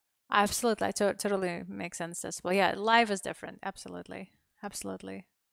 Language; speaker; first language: English; non-native, fluent; Russian